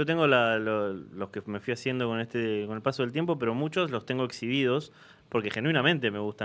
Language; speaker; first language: Spanish; native; Spanish